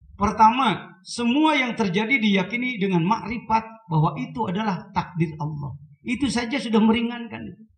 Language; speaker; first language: Indonesian; non-native, local second language; Sundanese